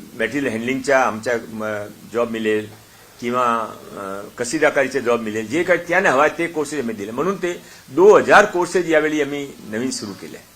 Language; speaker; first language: Marathi; non-native, local second language; Hindi